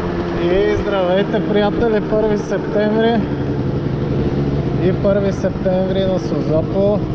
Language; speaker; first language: Bulgarian; native; Bulgarian